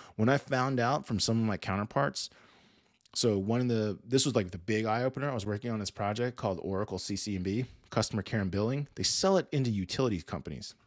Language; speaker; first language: English; native; English